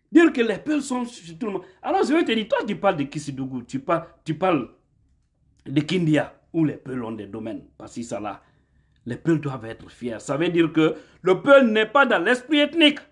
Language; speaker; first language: French; non-native, local second language; Fula